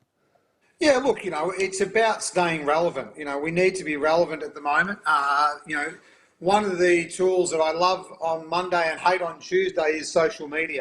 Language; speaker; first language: English; native; English